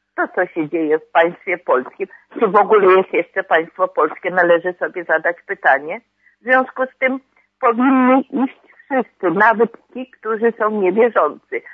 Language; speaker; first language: Polish; native; Polish